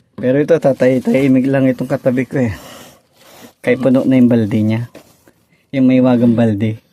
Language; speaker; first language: Filipino; non-native, local second language; Hiligaynon